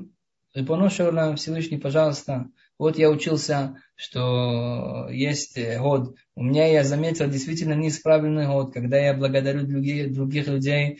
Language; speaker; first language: Russian; early bilingual, heritage; Russian